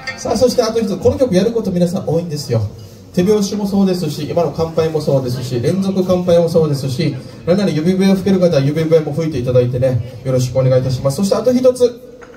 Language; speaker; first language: Japanese; native; Japanese